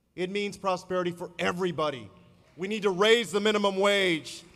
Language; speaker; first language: English; native; English